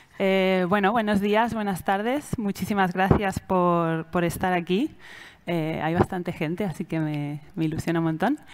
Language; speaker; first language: Spanish; native; Spanish